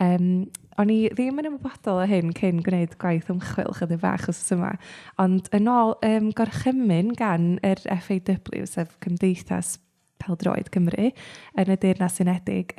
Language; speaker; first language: Welsh; native; Welsh